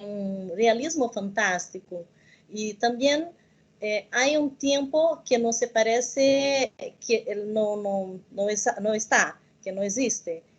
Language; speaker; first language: Spanish; non-native, learner; Portuguese